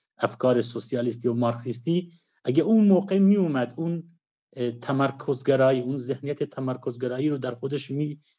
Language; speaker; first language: Persian; non-native, local second language; Kurdish